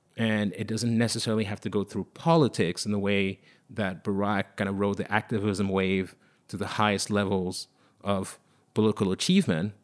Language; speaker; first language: English; non-native, fluent; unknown